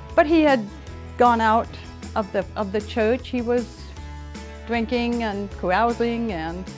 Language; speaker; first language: English; native; English